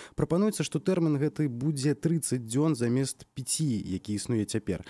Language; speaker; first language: Belarusian; native; Belarusian